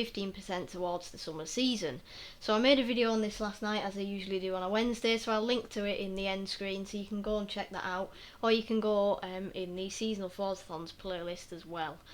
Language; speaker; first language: English; native; English